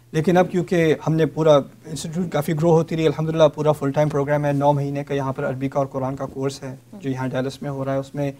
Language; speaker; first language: Urdu; native; Urdu